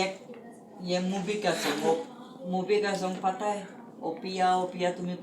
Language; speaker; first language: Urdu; non-native, learner; Bangla